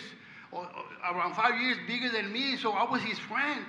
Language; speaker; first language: English; non-native, learner; Spanish